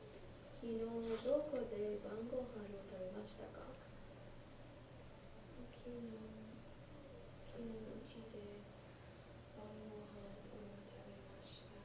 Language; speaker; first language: Japanese; non-native, learner; English